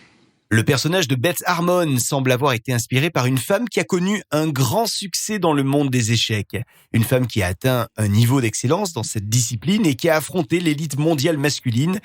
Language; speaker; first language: French; native; French